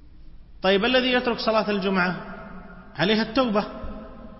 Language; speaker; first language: Arabic; native; Arabic